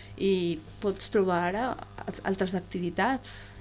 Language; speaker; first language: Catalan; non-native, learner; Spanish